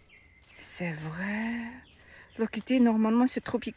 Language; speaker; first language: French; non-native, fluent; Chinese